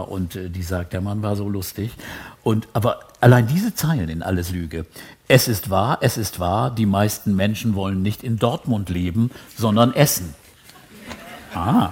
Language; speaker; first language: German; native; German